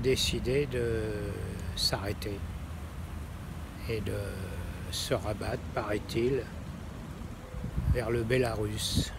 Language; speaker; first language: French; native; French